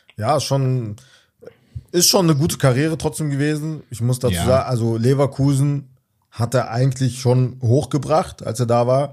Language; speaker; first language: German; native; German